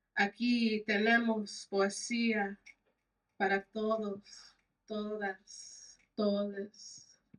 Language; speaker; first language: Spanish; early bilingual, heritage; Spanish